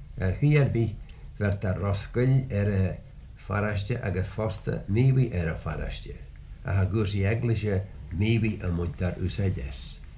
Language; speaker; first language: Irish; native; Irish